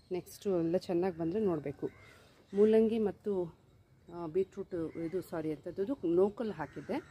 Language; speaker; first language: Kannada; non-native, local second language; Telugu